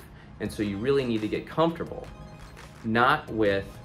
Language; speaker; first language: English; native; English